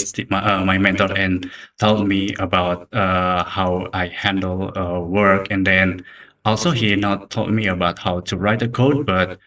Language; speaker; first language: English; non-native, learner; Indonesian